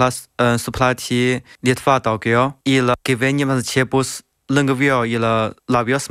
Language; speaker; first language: Lithuanian; non-native, learner; Chinese